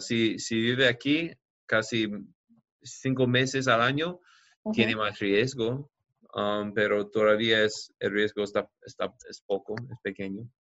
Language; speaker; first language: Spanish; non-native, fluent; English